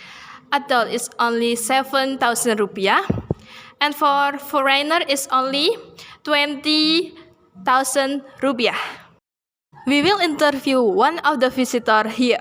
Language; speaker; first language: English; non-native, learner; Indonesian